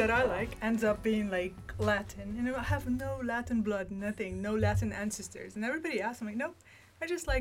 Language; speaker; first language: English; non-native, fluent; Arabic